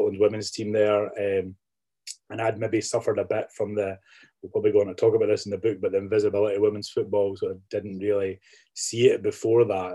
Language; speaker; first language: English; native; English